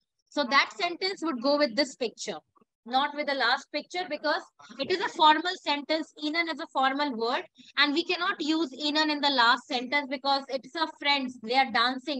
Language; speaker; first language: English; non-native, local second language; Hindi